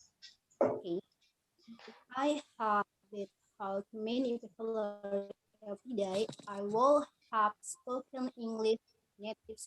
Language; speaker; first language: English; non-native, learner; Indonesian